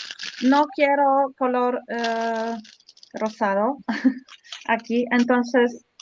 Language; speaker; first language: Spanish; non-native, learner; Polish